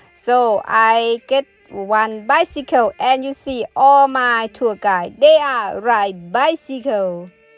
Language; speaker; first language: English; non-native, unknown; Thai